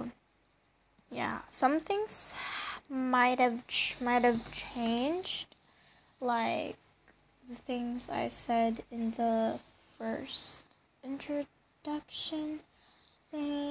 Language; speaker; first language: English; non-native, local second language; Filipino